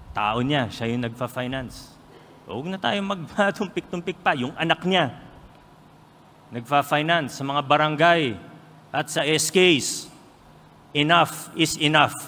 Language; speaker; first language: Filipino; native; Filipino